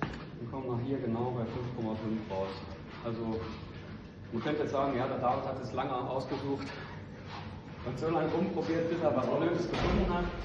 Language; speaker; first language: German; native; German